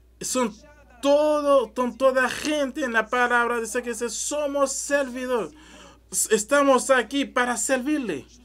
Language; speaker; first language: Spanish; non-native, learner; French